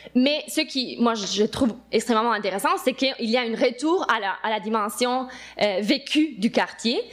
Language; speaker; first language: French; non-native, fluent; Italian